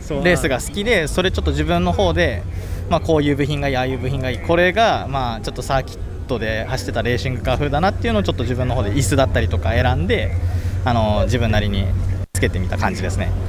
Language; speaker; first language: Japanese; native; Japanese